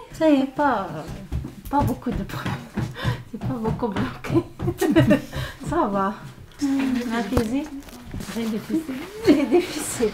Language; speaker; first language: French; non-native, learner; Arabic